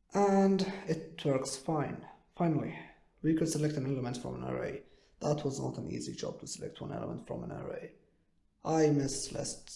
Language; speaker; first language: English; non-native, fluent; Arabic